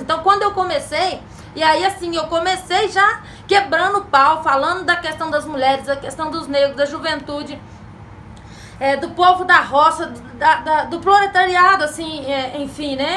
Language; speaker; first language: Portuguese; native; Portuguese